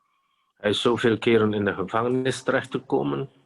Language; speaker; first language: Dutch; non-native, fluent; Indonesian